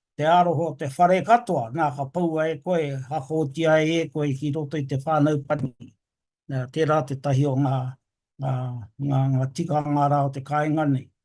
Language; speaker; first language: Māori; native; Māori